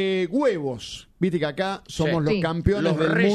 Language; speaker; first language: Spanish; native; Spanish